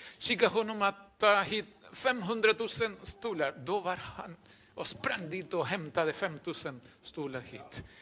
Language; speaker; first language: Swedish; non-native, fluent; Spanish